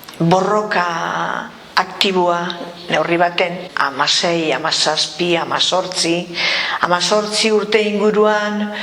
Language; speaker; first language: Basque; native; Basque